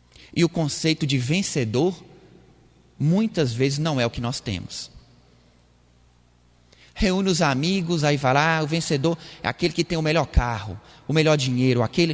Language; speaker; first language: Portuguese; native; Portuguese